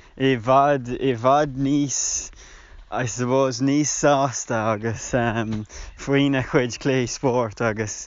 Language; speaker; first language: Irish; non-native, local second language; English